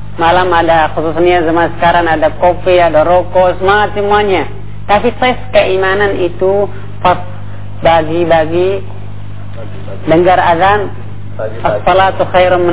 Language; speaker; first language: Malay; non-native, fluent; Arabic